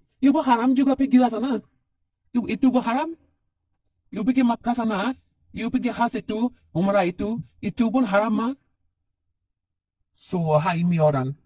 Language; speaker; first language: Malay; non-native, learner; Rohingya